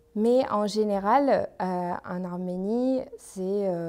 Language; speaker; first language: French; non-native, learner; Armenian